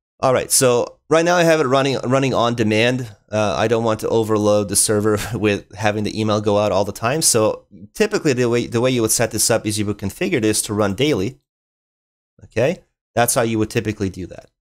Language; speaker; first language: English; native; English